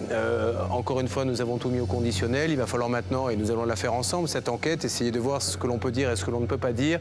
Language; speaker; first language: French; native; French